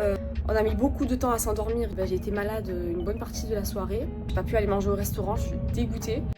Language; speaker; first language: French; native; French